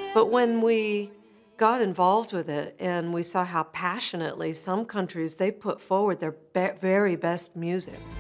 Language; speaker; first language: English; native; English